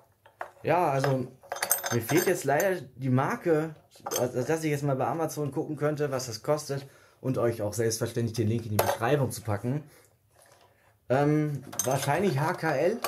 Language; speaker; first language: German; native; German